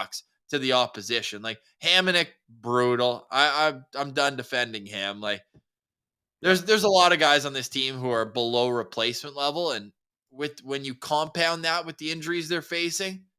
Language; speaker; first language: English; native; English